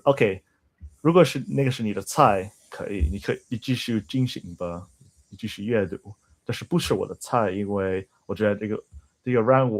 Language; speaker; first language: Chinese; non-native, learner; English